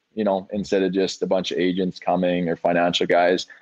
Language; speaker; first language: English; native; English